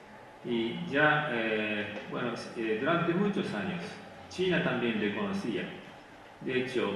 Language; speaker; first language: Spanish; non-native, fluent; Japanese